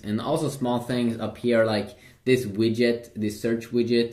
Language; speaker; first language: English; non-native, fluent; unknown